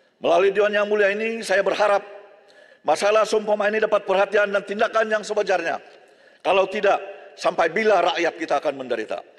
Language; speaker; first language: Malay; native; Malay